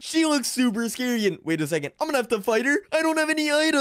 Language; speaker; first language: English; native; English